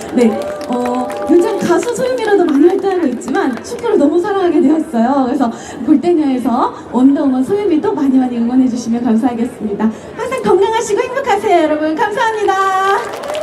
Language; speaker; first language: Korean; native; Korean